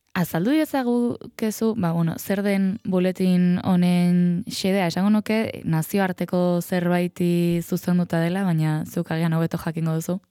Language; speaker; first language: Basque; native; Basque